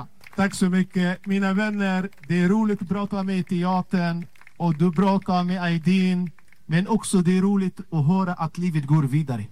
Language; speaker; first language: Swedish; non-native, fluent; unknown